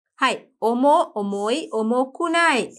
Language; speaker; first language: Japanese; non-native, fluent; Sinhala